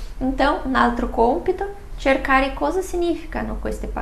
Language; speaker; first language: Italian; non-native, fluent; Portuguese